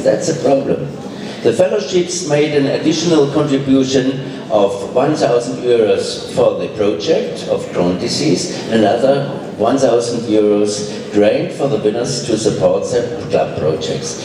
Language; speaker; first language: English; non-native, fluent; German